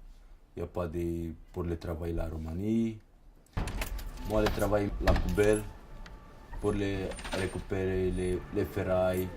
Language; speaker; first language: French; non-native, learner; Romanian